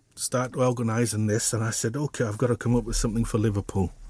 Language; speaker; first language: English; native; English